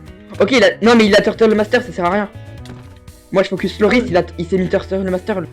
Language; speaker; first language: French; native; French